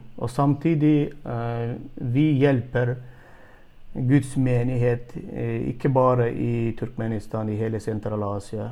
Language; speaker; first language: Norwegian; non-native, fluent; Turkmen